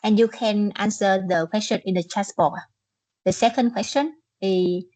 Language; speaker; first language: English; non-native, learner; Vietnamese